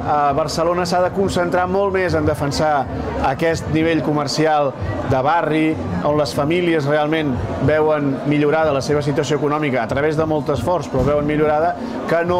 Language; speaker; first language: Catalan; native; Catalan